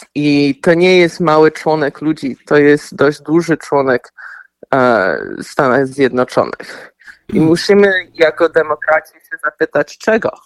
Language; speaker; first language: Polish; early bilingual, heritage; Polish